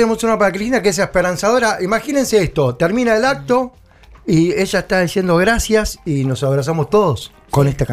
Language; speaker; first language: Spanish; native; Spanish